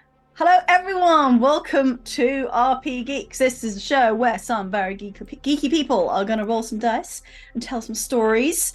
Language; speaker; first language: English; native; English